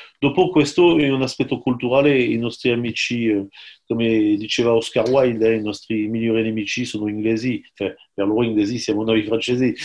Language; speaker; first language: Italian; non-native, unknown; French